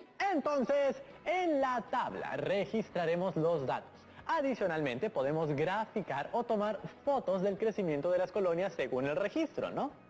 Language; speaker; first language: Spanish; native; Spanish